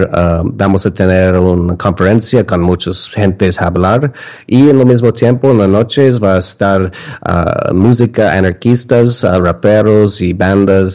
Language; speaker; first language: Spanish; non-native, learner; English